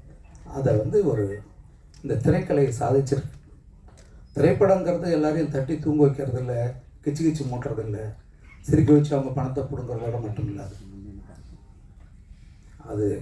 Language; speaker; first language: Tamil; native; Tamil